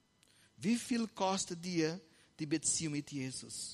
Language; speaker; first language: German; non-native, fluent; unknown